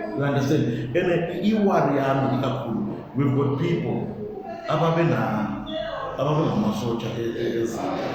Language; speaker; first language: Zulu; native; Zulu